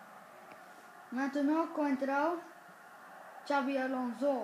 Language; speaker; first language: French; non-native, learner; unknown